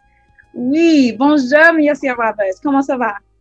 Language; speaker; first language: French; non-native, learner; English